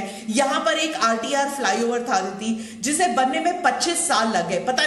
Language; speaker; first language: Hindi; native; Hindi